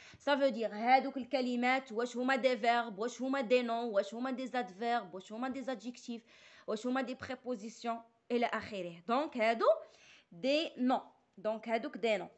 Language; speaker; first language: French; non-native, local second language; Arabic